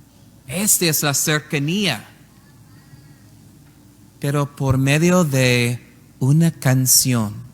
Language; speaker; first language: Spanish; non-native, learner; English